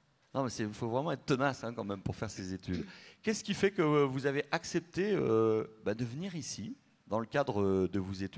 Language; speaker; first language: French; native; French